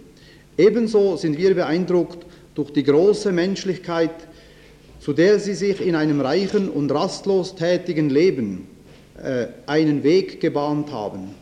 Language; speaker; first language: German; native; German